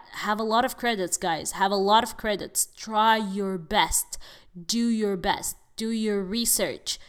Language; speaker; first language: English; non-native, fluent; Arabic